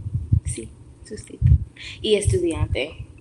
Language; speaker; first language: Spanish; non-native, learner; English